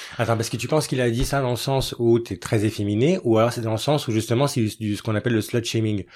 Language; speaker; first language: French; early bilingual, other home language; Arabic